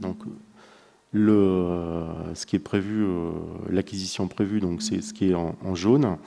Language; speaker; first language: French; native; French